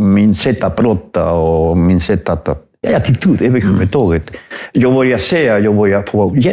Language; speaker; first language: Swedish; non-native, fluent; Spanish